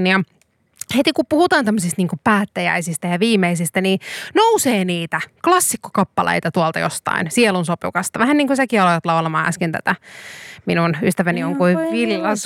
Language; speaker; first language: Finnish; native; Finnish